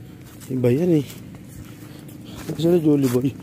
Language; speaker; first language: Filipino; native; Filipino